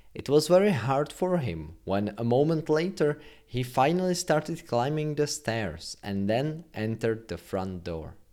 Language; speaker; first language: English; non-native, fluent; Czech